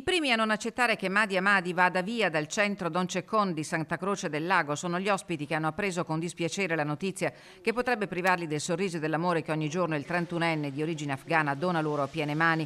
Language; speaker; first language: Italian; native; Italian